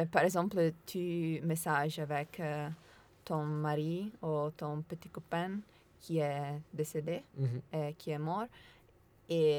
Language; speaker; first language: French; non-native, learner; Italian